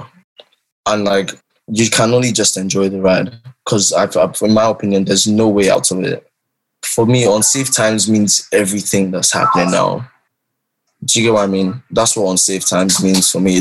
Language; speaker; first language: English; non-native, local second language; Yoruba